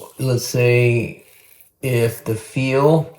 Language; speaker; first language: English; native; English